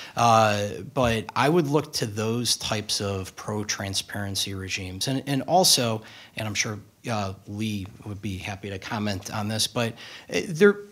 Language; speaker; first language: English; native; English